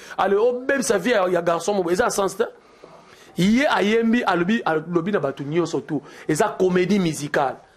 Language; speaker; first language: Lingala; non-native, local second language; Luba-Lulua